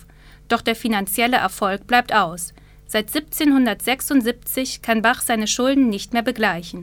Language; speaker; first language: German; native; German